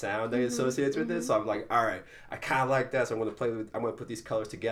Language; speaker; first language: English; early bilingual, other home language; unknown